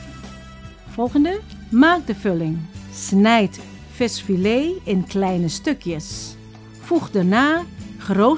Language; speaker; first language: Dutch; non-native, fluent; Indonesian